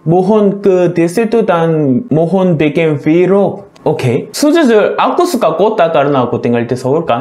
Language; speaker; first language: Indonesian; non-native, learner; Korean